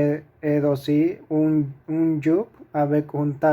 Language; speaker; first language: French; non-native, learner; Spanish